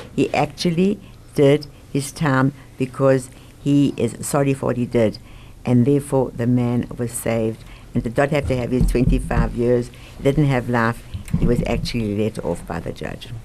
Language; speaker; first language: English; native; English